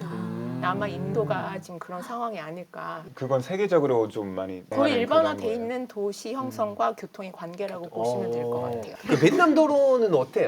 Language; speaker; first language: Korean; non-native, fluent; French